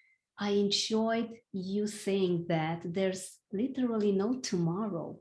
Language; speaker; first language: English; non-native, fluent; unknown